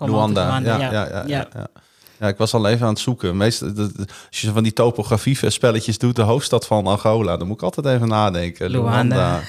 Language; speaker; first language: Dutch; native; Dutch